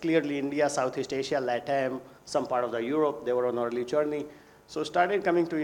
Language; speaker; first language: English; non-native, local second language; Hindi